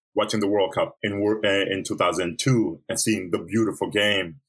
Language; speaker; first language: English; early bilingual, other home language; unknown